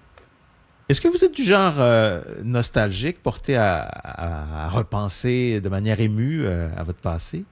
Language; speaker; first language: French; native; French